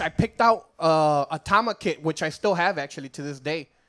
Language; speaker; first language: English; early bilingual, other home language; Spanish